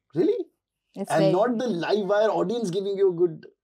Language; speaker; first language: Hindi; native; Hindi